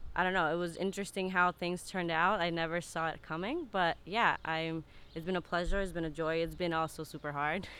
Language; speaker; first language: English; non-native, fluent; Spanish